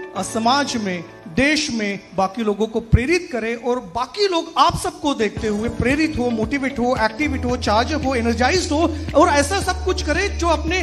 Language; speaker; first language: Hindi; native; Hindi